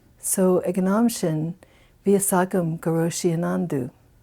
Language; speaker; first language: Irish; non-native, fluent; English